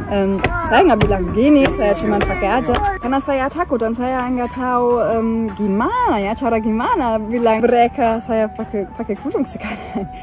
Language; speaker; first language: Indonesian; non-native, fluent; German